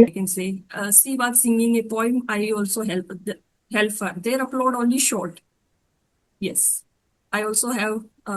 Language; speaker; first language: English; non-native, learner; Hindi